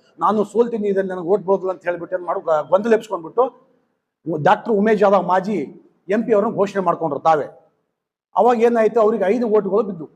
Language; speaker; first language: Kannada; non-native, local second language; Lambadi